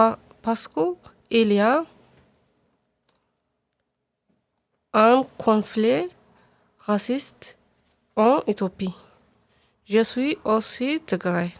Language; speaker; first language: French; non-native, learner; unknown